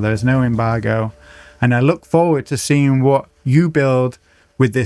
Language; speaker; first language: English; native; English